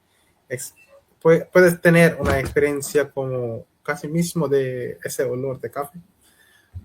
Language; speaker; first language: Spanish; non-native, learner; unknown